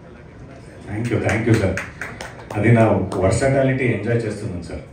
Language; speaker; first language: Telugu; non-native, learner; Kannada